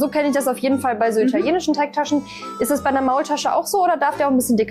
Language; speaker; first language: German; native; German